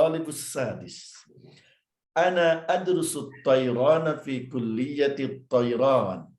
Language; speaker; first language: Arabic; non-native, fluent; Indonesian